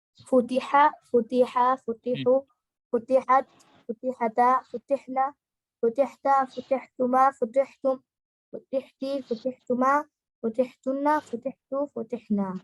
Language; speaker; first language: Arabic; non-native, learner; Urdu